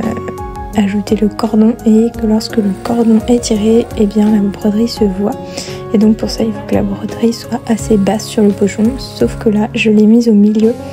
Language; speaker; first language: French; native; French